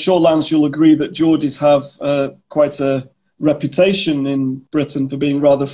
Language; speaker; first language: English; native; English